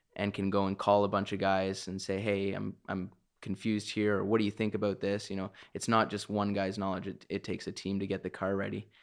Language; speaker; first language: English; native; English